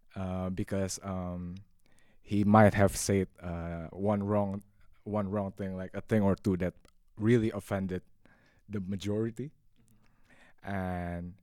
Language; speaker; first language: English; non-native, fluent; Indonesian